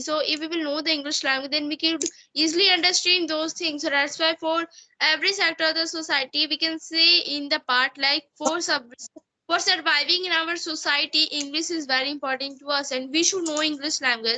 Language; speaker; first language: English; non-native, learner; Hindi